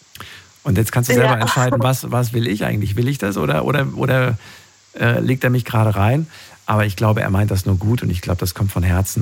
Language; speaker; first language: German; native; German